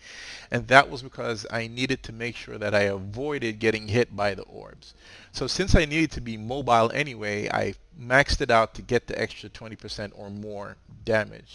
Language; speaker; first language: English; native; English